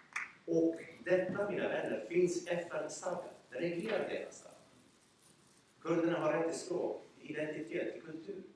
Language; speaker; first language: Swedish; early bilingual, other home language; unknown